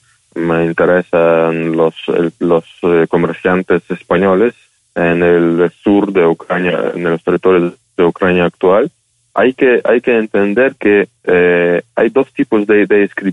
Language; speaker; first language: Spanish; non-native, fluent; Ukrainian